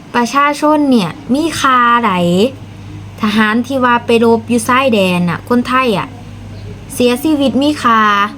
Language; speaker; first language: Thai; non-native, local second language; Lao